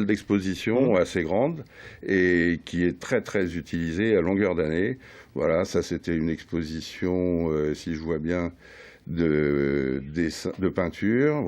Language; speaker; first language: French; native; French